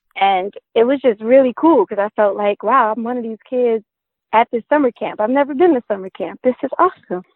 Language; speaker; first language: English; native; English